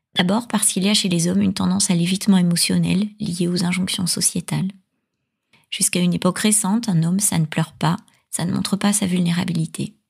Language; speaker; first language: French; native; French